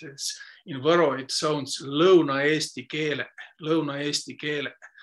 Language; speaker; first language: Estonian; non-native, local second language; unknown